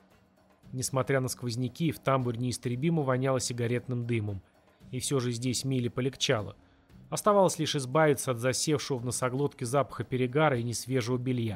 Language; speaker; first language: Russian; native; Russian